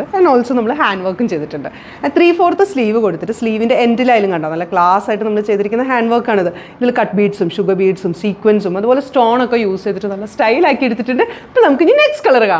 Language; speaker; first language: Malayalam; native; Malayalam